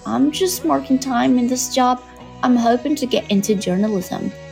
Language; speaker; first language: English; non-native, fluent; Chinese